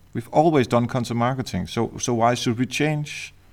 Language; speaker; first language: English; non-native, fluent; Danish